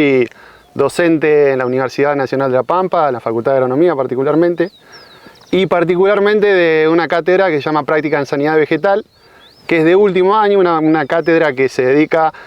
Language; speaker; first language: Spanish; native; Spanish